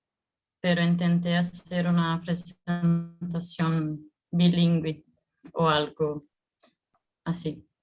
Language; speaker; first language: Spanish; non-native, learner; Portuguese